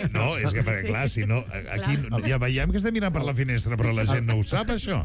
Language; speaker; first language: Catalan; native; Catalan